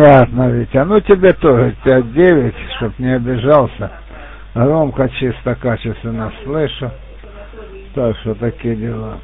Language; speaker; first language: Russian; native; Russian